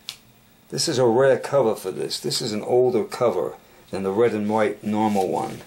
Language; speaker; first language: English; native; English